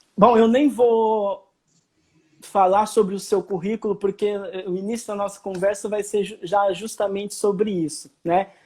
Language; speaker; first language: Portuguese; native; Portuguese